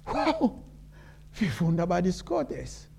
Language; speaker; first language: German; non-native, learner; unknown